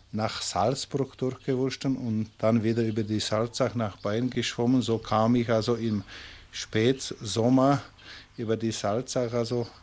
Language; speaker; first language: German; non-native, fluent; Czech